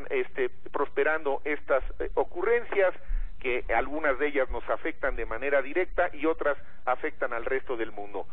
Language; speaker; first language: Spanish; native; Spanish